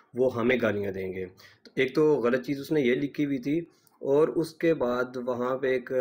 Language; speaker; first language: Urdu; native; Urdu